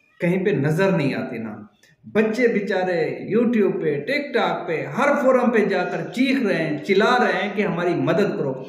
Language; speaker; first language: Urdu; non-native, local second language; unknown